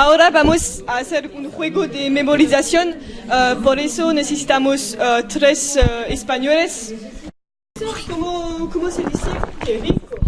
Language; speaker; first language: Spanish; non-native, learner; French